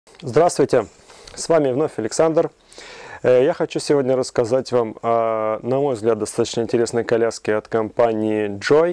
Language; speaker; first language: Russian; native; Russian